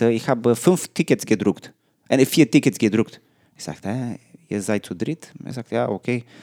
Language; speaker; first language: German; non-native, learner; Romanian